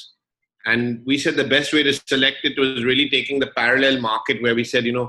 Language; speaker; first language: English; native; English